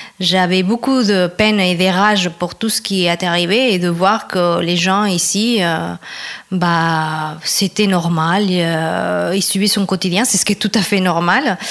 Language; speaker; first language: French; non-native, fluent; Spanish